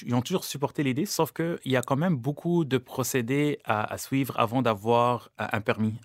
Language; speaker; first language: French; non-native, local second language; Arabic